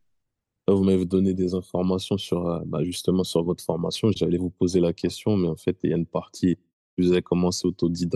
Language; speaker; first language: French; native; French